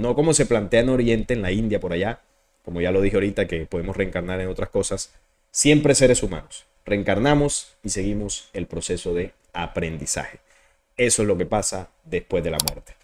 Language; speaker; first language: Spanish; native; Spanish